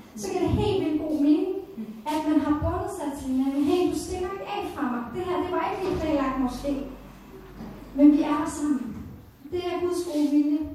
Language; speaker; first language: Danish; native; Danish